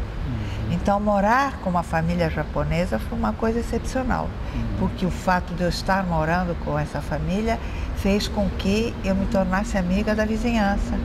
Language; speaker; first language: Portuguese; early bilingual, other home language; Italian